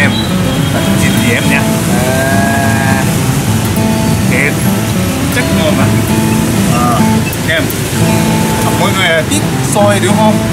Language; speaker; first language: Vietnamese; non-native, learner; Japanese